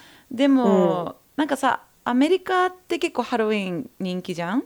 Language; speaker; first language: Japanese; early bilingual, heritage; Japanese